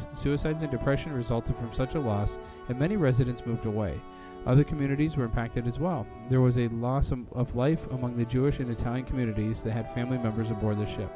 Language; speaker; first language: English; native; English